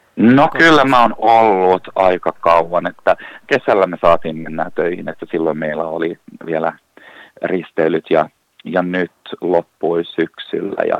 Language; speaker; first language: Finnish; early bilingual, heritage; Swedish